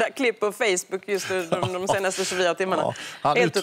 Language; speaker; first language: Swedish; native; Swedish